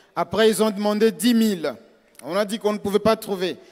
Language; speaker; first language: French; non-native, local second language; Swahili